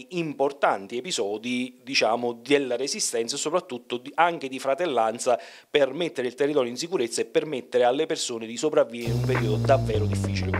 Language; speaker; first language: Italian; native; Italian